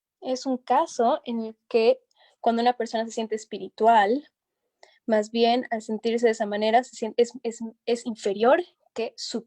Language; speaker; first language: Spanish; native; Spanish